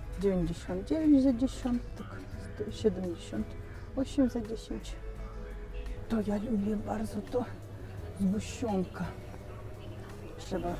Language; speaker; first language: Polish; non-native, learner; Russian